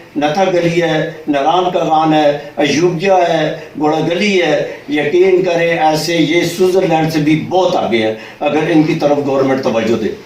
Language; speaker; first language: Urdu; non-native, local second language; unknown